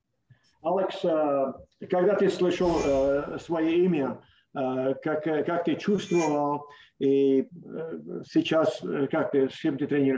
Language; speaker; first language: Russian; non-native, fluent; English